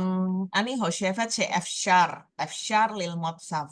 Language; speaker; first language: Hebrew; non-native, learner; Indonesian